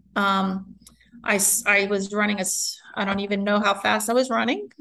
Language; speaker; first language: English; native; English